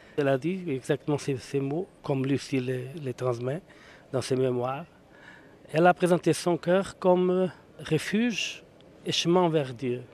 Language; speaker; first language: French; non-native, fluent; Portuguese